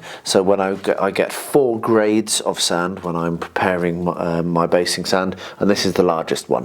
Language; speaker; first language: English; native; English